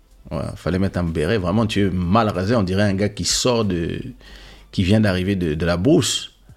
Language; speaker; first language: French; native; French